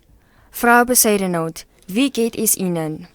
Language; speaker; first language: German; non-native, learner; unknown